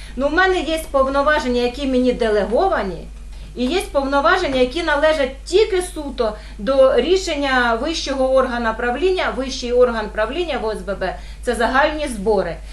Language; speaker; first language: Ukrainian; native; Ukrainian